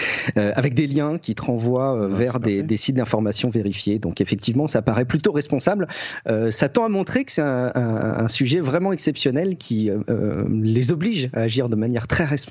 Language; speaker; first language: French; native; French